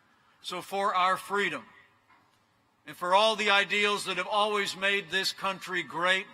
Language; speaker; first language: English; native; English